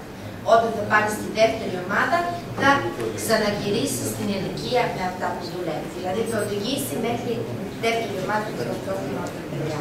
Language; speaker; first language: Greek; non-native, fluent; Serbian